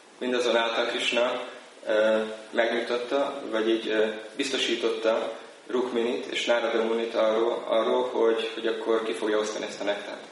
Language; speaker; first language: Hungarian; native; Hungarian